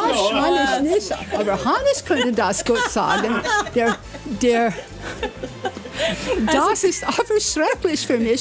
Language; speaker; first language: German; non-native, learner; English